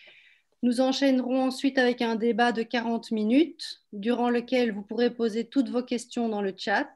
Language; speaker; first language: French; native; French